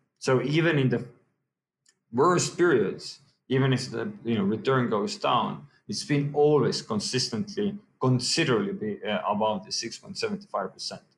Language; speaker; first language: English; non-native, fluent; Estonian